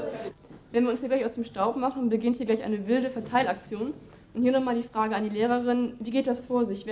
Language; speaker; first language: German; native; German